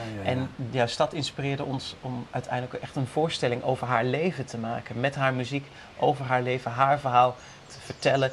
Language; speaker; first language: Dutch; native; Dutch